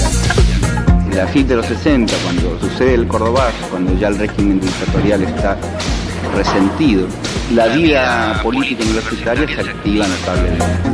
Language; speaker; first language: Spanish; native; Spanish